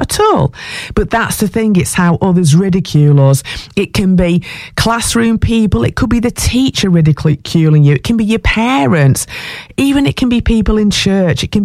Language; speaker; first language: English; native; English